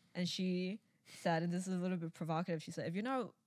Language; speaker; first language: English; early bilingual, other home language; Chinese